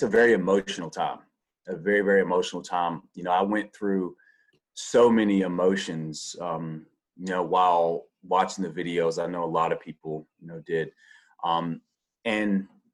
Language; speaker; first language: English; native; English